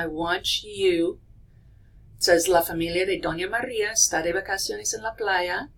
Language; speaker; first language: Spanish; non-native, fluent; English